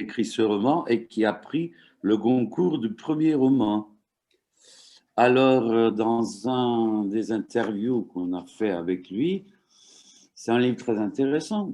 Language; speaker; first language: French; non-native, fluent; Turkish